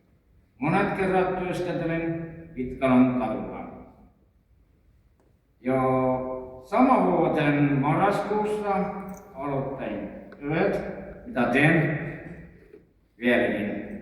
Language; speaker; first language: Finnish; non-native, local second language; Estonian